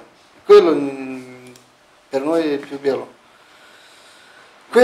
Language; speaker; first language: Italian; non-native, learner; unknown